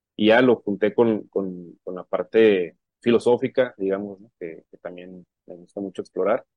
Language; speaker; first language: Spanish; native; Spanish